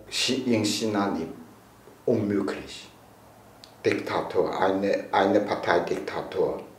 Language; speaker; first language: German; non-native, learner; Chinese